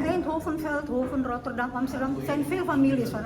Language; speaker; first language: Dutch; early bilingual, heritage; Indonesian